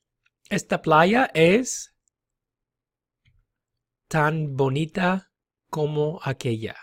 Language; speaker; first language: Spanish; non-native, fluent; English